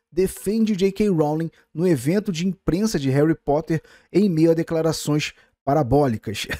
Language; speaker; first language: Portuguese; native; Portuguese